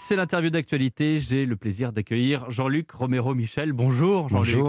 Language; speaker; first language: French; native; French